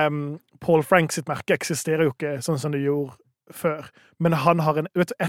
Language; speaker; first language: Norwegian; native; Norwegian